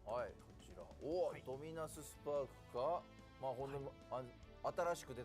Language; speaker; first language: Japanese; native; Japanese